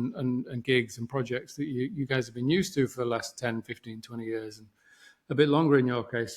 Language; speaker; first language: English; native; English